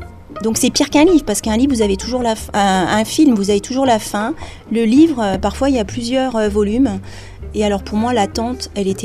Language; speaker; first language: French; native; French